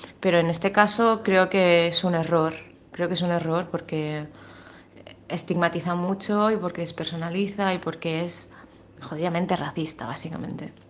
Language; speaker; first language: Spanish; early bilingual, other home language; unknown